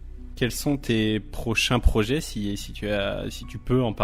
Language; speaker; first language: French; native; French